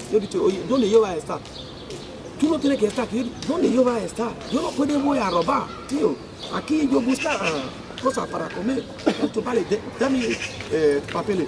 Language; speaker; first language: Spanish; non-native, learner; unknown